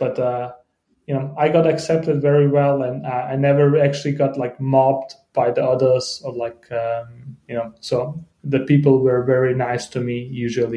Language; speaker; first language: English; non-native, fluent; Bosnian